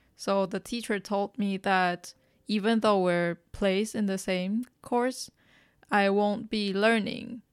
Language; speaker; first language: English; non-native, fluent; Chinese